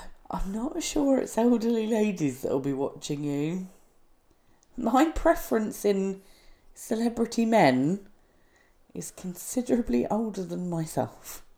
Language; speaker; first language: English; native; English